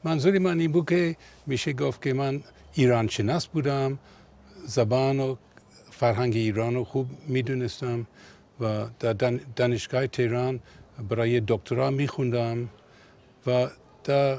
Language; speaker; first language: Persian; non-native, fluent; English